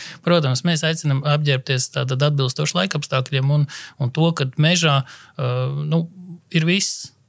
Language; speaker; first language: Latvian; native; Latvian